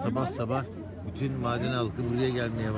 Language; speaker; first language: Turkish; native; Turkish